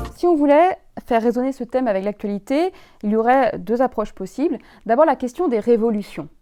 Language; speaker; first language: French; native; French